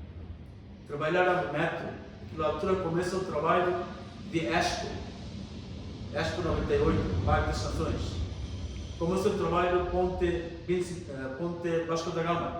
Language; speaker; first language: Portuguese; non-native, learner; Bangla